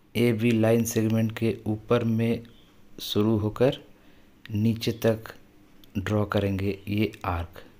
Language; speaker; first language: Hindi; non-native, local second language; Bangla